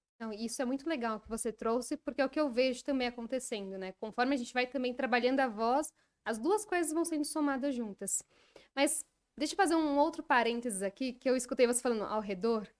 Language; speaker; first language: Portuguese; native; Portuguese